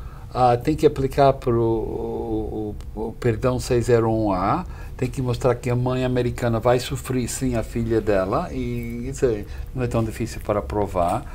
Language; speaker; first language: Portuguese; non-native, fluent; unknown